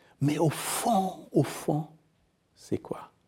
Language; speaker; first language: French; non-native, fluent; Persian